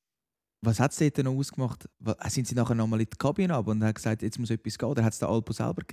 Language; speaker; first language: German; native; German